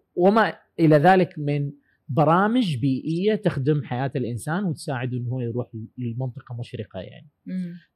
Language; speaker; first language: Arabic; native; Arabic